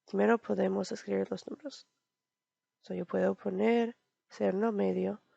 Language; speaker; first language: Spanish; non-native, learner; English